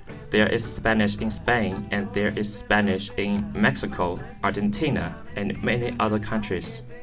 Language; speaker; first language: English; non-native, fluent; Chinese